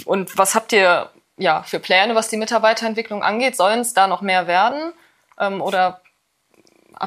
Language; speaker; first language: German; native; German